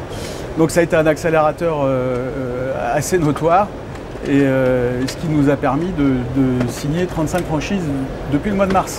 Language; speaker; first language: French; native; French